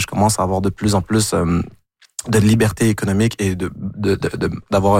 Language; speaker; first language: French; early bilingual, other home language; Haitian Creole